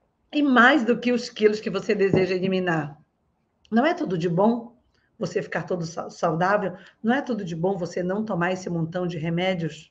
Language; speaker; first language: Portuguese; native; Portuguese